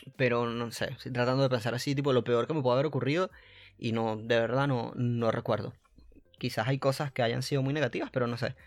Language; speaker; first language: Spanish; native; Spanish